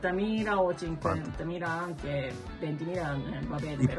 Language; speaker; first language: Italian; non-native, learner; Japanese